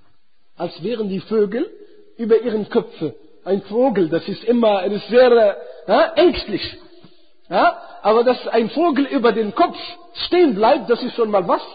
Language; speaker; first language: German; non-native, fluent; Arabic